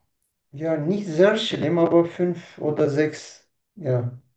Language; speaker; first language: German; non-native, learner; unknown